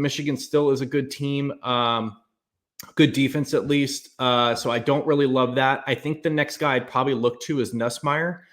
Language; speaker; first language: English; native; English